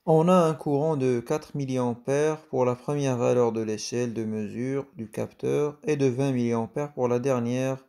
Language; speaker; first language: French; non-native, local second language; Arabic